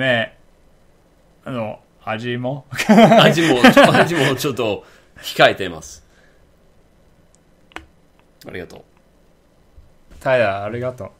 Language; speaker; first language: Japanese; non-native, fluent; English